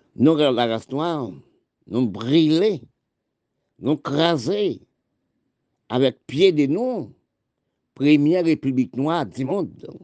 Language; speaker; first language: French; non-native, local second language; Haitian Creole